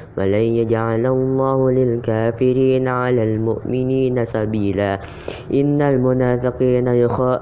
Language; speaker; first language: Arabic; non-native, learner; Indonesian